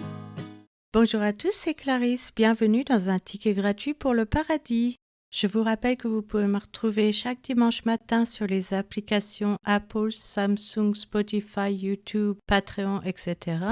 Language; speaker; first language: French; native; French